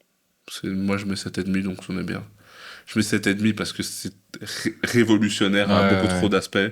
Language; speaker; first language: French; native; French